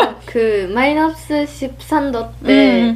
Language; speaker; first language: Korean; non-native, fluent; Japanese